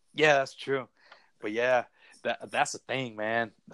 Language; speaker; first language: English; early bilingual, other home language; Spanish